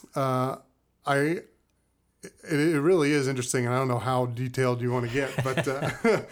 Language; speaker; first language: English; native; English